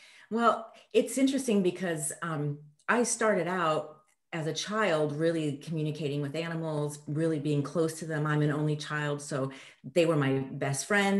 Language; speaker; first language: English; early bilingual, other home language; French